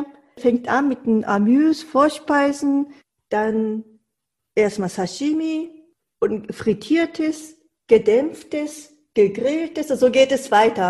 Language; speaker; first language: German; non-native, fluent; Japanese